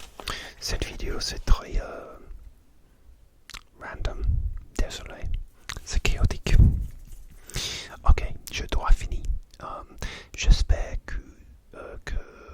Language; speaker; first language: French; non-native, learner; English